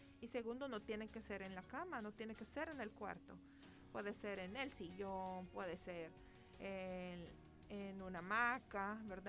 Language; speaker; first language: Spanish; native; Spanish